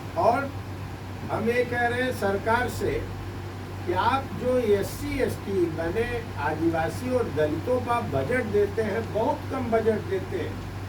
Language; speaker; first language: Hindi; native; Hindi